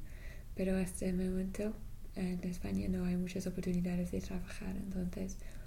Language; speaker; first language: Spanish; non-native, fluent; English